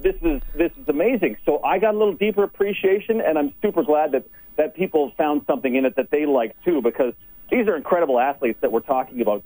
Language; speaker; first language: English; native; English